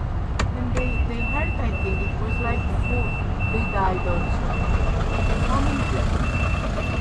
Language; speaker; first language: English; non-native, fluent; Greek